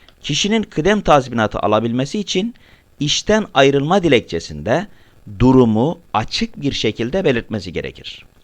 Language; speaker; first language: Turkish; native; Turkish